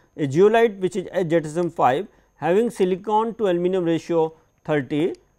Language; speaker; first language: English; non-native, local second language; Hindi